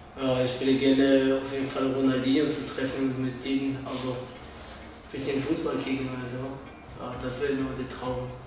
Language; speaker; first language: German; non-native, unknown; Polish